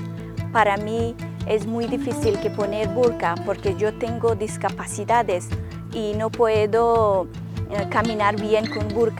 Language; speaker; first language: Spanish; non-native, learner; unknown